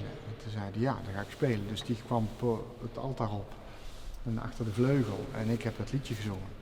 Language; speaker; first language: Dutch; native; Dutch